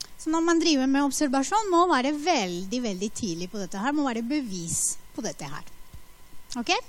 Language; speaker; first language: Norwegian; non-native, fluent; Spanish